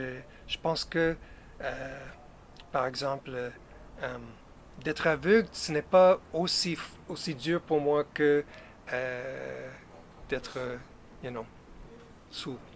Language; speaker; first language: French; non-native, fluent; English